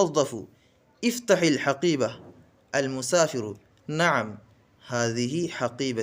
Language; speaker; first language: Arabic; non-native, learner; Bangla